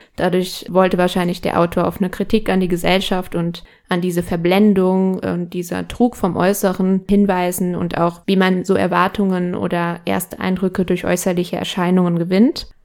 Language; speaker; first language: German; non-native, fluent; Spanish